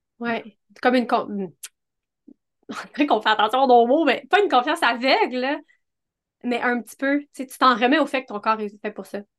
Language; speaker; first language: French; native; French